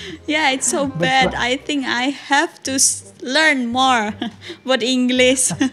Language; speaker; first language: English; non-native, learner; Indonesian